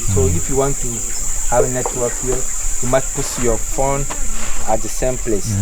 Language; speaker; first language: English; non-native, learner; Sango